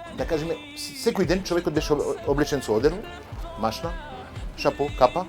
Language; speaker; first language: Macedonian; non-native, fluent; French